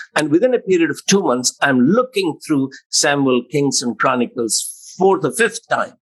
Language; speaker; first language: English; non-native, local second language; Hindi